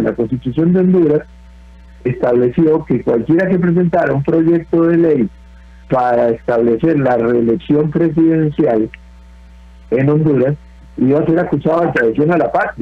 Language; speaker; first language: Spanish; native; Spanish